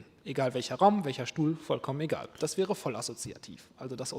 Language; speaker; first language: German; native; German